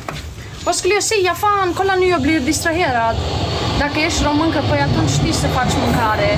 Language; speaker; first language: Swedish; early bilingual, other home language; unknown